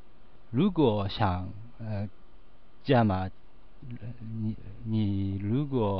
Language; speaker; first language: Chinese; non-native, learner; Japanese